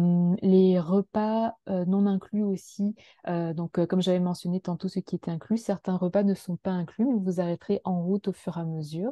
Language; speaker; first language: French; native; French